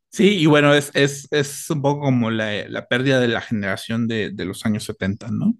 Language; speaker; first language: Spanish; native; Spanish